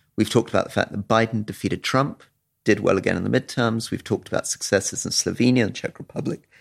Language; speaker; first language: English; native; English